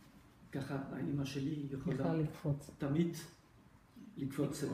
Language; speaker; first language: Hebrew; non-native, fluent; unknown